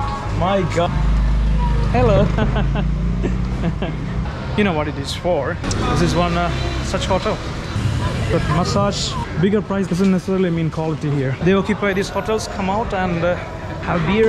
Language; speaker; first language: English; non-native, local second language; Malayalam